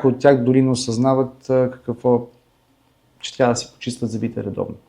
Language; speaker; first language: Bulgarian; native; Bulgarian